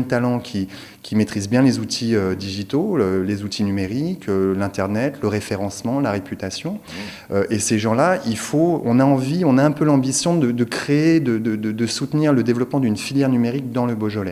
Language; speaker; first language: French; native; French